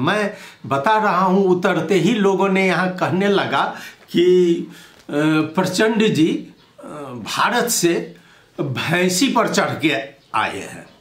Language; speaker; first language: Hindi; non-native, local second language; Maithili